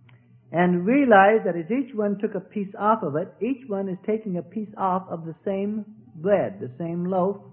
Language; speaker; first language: English; native; English